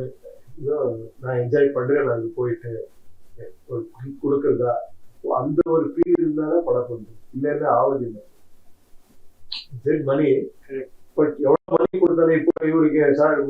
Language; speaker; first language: Tamil; non-native, learner; Kannada